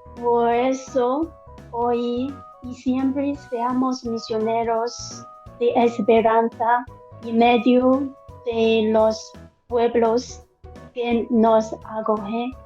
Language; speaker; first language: Spanish; non-native, learner; Chinese